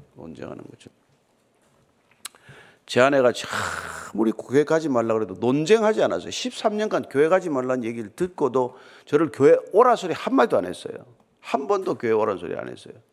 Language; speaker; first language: Korean; native; Korean